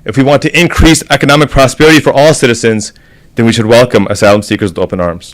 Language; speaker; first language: English; native; English